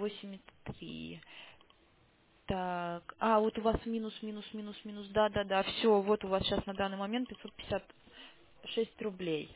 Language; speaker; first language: Russian; native; Russian